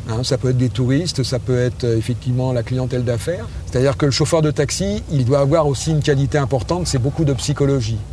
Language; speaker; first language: French; native; French